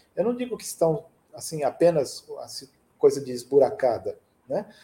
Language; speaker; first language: Portuguese; native; Portuguese